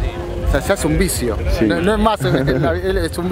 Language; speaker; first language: Spanish; native; Spanish